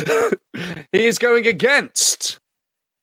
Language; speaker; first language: English; native; English